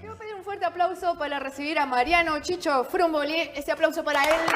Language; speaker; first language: Spanish; native; Spanish